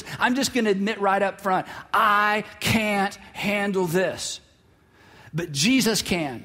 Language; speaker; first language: English; native; English